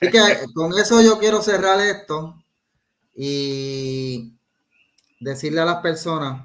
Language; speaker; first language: Spanish; native; Spanish